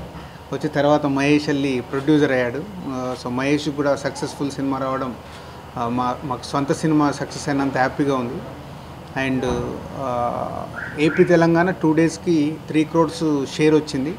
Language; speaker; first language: Telugu; native; Telugu